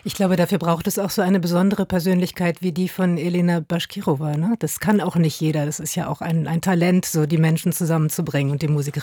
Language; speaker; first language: German; native; German